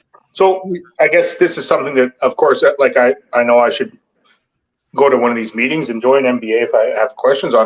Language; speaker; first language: English; native; English